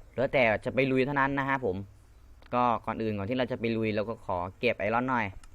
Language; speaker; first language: Thai; non-native, local second language; Lao